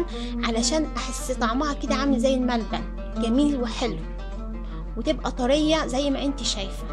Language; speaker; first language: Arabic; native; Arabic